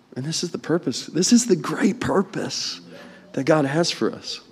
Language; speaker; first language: English; native; English